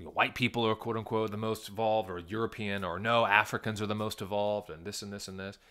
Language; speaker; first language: English; native; English